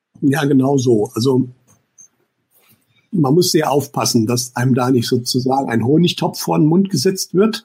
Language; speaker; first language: German; native; German